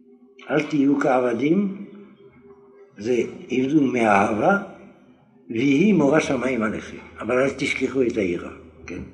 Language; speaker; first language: Hebrew; non-native, fluent; French